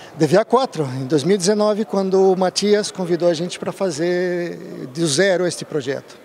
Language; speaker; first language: Portuguese; native; Portuguese